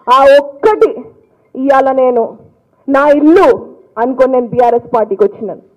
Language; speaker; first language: Telugu; native; Telugu